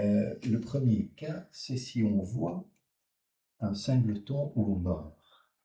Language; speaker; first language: French; native; French